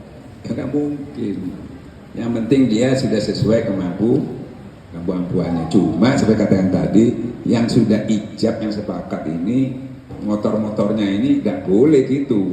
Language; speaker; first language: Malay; non-native, local second language; Javanese